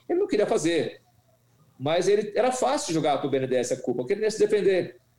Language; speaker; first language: Portuguese; native; Portuguese